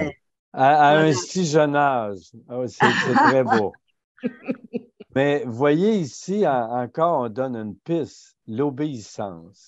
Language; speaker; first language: French; native; French